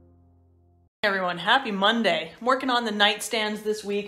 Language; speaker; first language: English; native; English